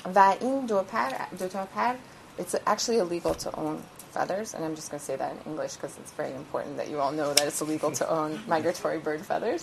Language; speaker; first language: English; early bilingual, other home language; Persian